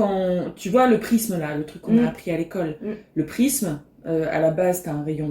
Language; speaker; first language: French; native; French